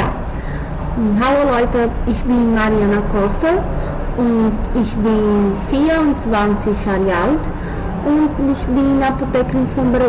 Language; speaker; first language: German; non-native, learner; Portuguese